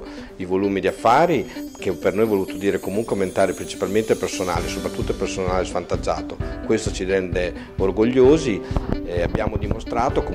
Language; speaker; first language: Italian; native; Italian